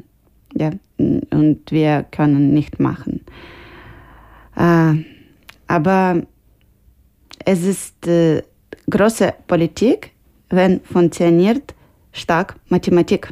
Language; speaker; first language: German; non-native, learner; Ukrainian